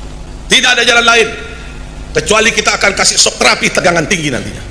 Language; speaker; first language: Indonesian; native; Indonesian